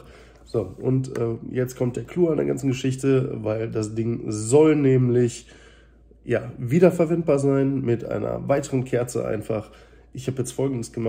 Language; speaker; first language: German; native; German